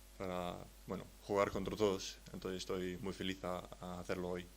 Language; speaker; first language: Spanish; non-native, learner; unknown